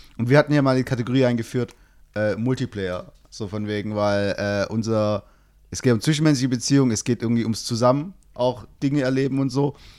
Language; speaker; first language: German; early bilingual, other home language; Turkish